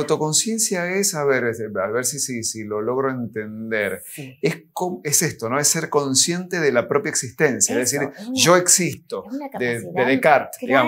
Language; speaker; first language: Spanish; native; Spanish